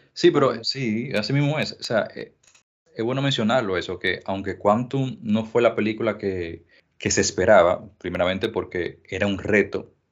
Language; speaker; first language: Spanish; native; Spanish